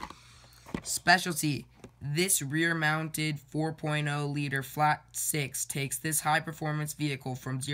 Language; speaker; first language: English; native; English